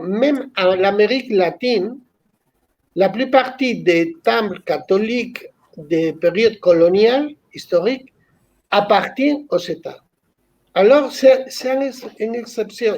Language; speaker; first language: French; non-native, fluent; Spanish